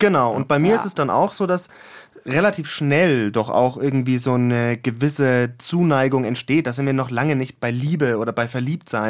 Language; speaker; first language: German; native; German